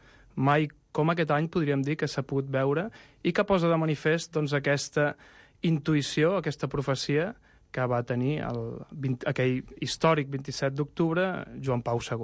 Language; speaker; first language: Catalan; native; Catalan